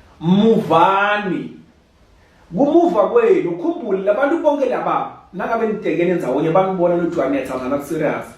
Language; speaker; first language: Zulu; non-native, local second language; Swati